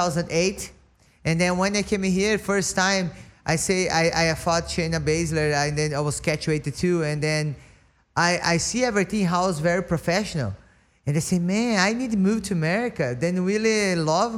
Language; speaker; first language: English; non-native, learner; Portuguese